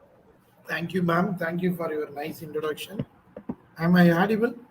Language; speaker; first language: English; non-native, local second language; Tamil